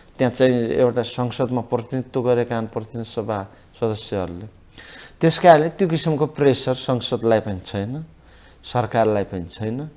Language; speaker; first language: Nepali; native; Nepali